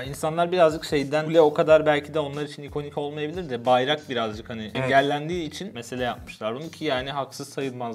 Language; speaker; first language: Turkish; native; Turkish